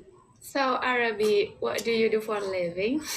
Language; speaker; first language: English; non-native, learner; Indonesian